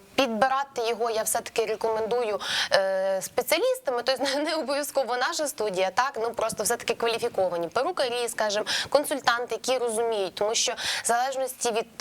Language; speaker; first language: Ukrainian; native; Ukrainian